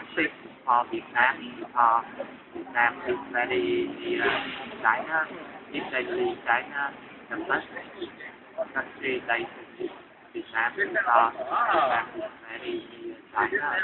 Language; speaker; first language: English; non-native, learner; Vietnamese